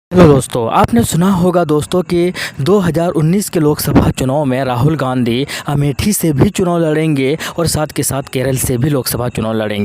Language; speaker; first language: Hindi; native; Hindi